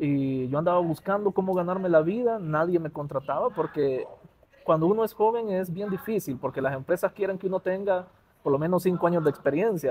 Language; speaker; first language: Spanish; native; Spanish